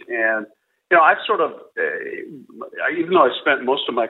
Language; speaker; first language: English; native; English